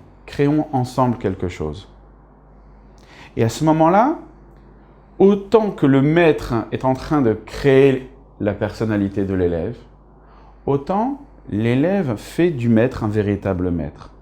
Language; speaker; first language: French; native; French